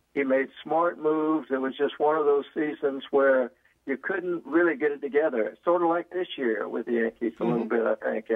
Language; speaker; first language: English; native; English